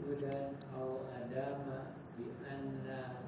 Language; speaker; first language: Arabic; non-native, learner; Indonesian